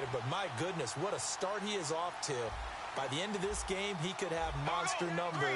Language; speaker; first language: English; native; English